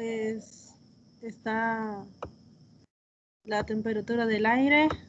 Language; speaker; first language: Spanish; native; Spanish